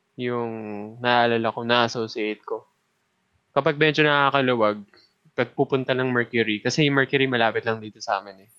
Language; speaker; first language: Filipino; native; Filipino